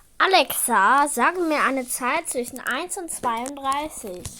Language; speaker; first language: German; native; German